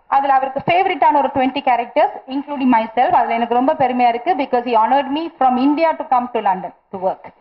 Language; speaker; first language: Tamil; native; Tamil